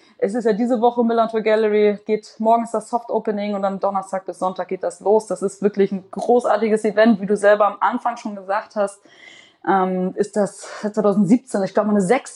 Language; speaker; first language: German; native; German